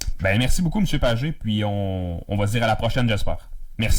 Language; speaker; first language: French; native; French